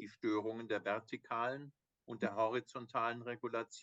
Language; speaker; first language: German; native; German